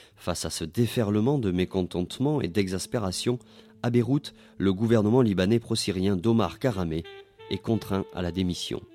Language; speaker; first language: French; native; French